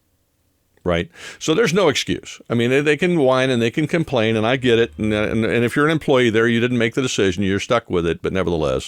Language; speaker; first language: English; native; English